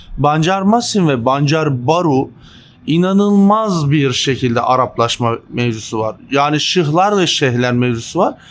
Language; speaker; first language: Turkish; native; Turkish